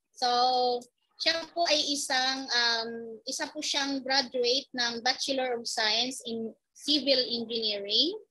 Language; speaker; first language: Filipino; native; Filipino